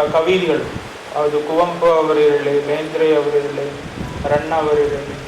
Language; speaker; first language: Kannada; non-native, local second language; Tamil